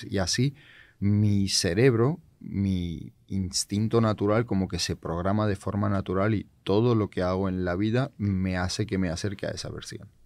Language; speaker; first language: Spanish; non-native, fluent; Georgian